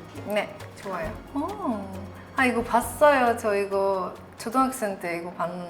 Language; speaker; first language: Korean; non-native, fluent; Japanese